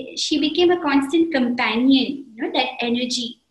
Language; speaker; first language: English; non-native, local second language; Marathi